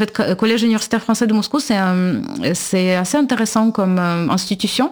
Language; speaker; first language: French; non-native, fluent; Russian